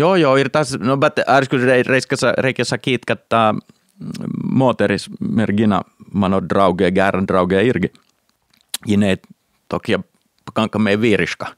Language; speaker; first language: Lithuanian; non-native, learner; Finnish